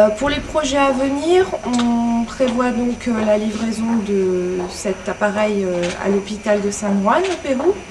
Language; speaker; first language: French; native; French